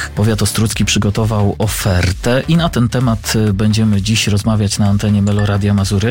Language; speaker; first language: Polish; native; Polish